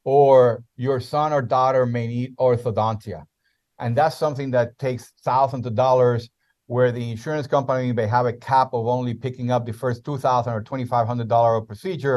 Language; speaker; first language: English; non-native, fluent; Spanish